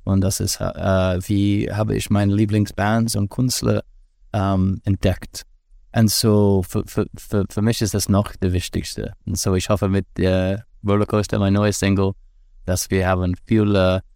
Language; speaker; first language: German; non-native, learner; English